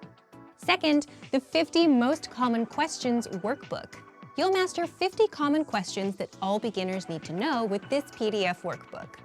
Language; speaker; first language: English; native; English